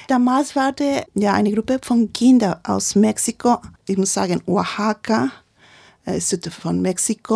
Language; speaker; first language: German; non-native, learner; Spanish